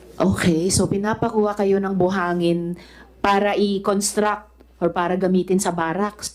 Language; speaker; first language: Filipino; native; Filipino